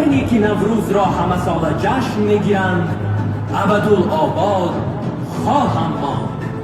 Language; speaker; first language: Persian; native; Persian